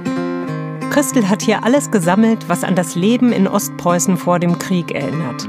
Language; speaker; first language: German; native; German